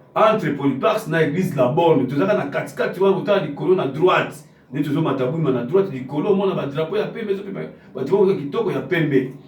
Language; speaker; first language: Lingala; non-native, local second language; Kongo